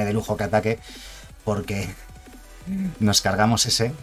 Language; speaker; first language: Spanish; native; Spanish